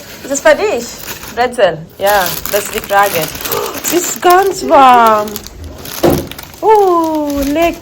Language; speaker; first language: German; non-native, learner; Telugu